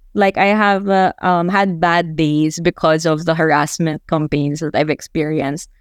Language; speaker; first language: English; non-native, local second language; Chavacano